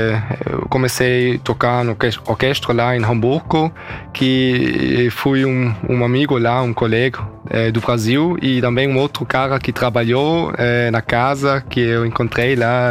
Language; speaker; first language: Portuguese; early bilingual, heritage; German